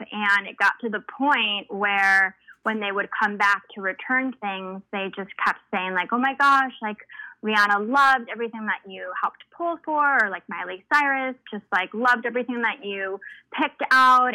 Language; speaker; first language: English; early bilingual, other home language; Spanish